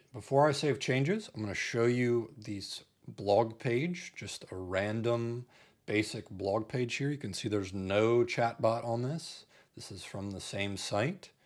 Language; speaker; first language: English; native; English